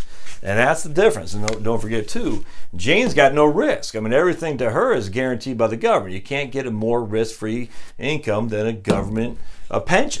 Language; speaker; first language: English; native; English